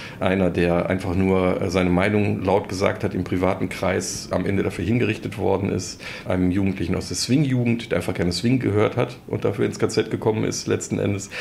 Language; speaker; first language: German; native; German